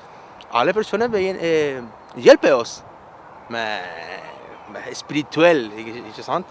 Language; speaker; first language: Norwegian; non-native, learner; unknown